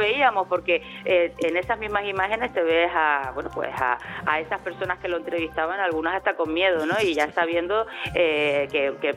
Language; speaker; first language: Spanish; native; Spanish